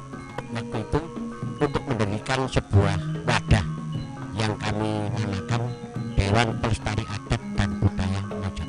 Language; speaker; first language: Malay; non-native, local second language; Javanese